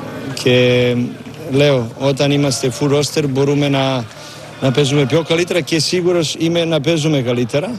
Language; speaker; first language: Greek; non-native, learner; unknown